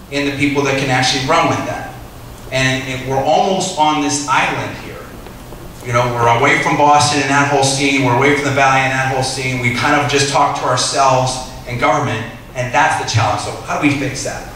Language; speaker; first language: English; native; English